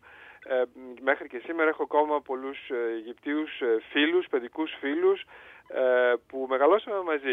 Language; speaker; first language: Greek; early bilingual, heritage; Greek